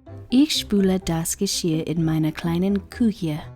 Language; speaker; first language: German; non-native, fluent; English